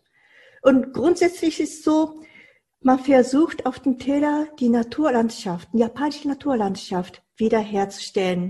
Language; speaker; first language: German; non-native, fluent; Japanese